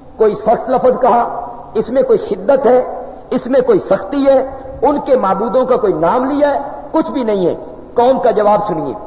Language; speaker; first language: Urdu; non-native, local second language; Punjabi